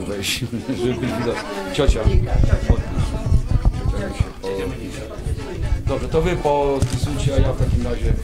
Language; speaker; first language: Polish; native; Polish